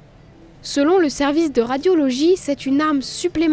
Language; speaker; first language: French; native; French